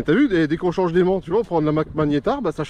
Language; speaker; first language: French; native; French